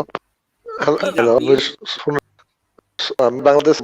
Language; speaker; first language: Hindi; non-native, learner; Bangla